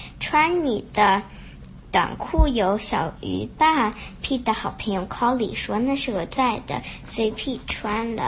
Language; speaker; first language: Chinese; early bilingual, heritage; Chinese